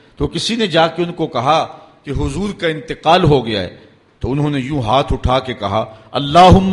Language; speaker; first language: Urdu; native; Urdu